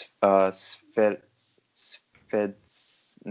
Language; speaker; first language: Italian; non-native, learner; English